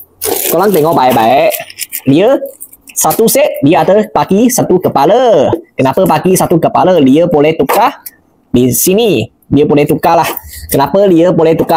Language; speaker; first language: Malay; non-native, local second language; Chinese